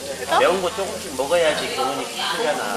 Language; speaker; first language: Korean; non-native, learner; Filipino